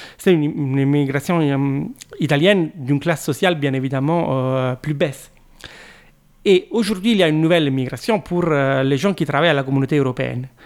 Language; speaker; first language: French; non-native, fluent; Italian